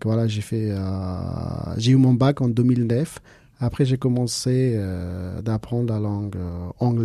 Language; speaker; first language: French; non-native, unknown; Persian